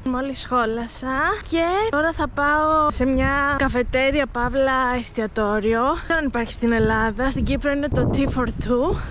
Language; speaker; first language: Greek; native; Greek